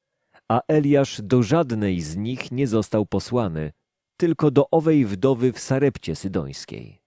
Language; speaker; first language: Polish; native; Polish